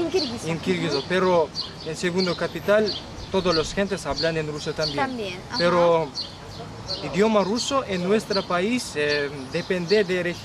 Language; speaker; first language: Spanish; non-native, learner; Kyrgyz